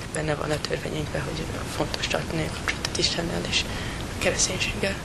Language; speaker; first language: Hungarian; early bilingual, heritage; English